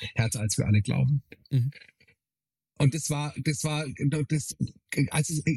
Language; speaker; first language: German; native; German